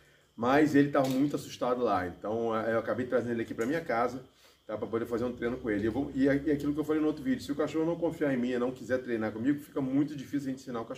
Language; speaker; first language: Portuguese; native; Portuguese